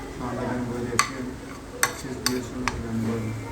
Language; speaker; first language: Turkish; non-native, learner; Urdu